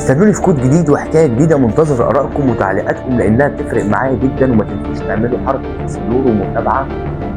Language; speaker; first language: Arabic; native; Arabic